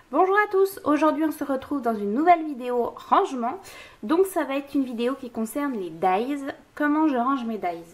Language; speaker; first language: French; native; French